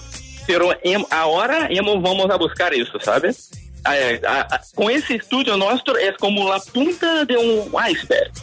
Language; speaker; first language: Spanish; non-native, learner; Portuguese